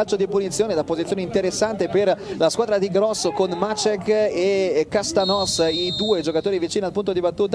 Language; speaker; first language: Italian; native; Italian